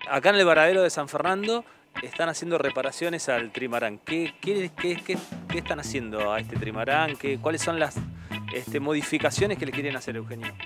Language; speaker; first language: Spanish; native; Spanish